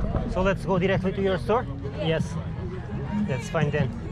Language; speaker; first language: English; non-native, learner; Portuguese